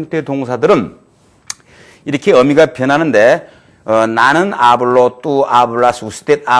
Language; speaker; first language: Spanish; non-native, fluent; Korean